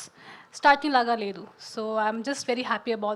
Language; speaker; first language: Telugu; non-native, learner; Hindi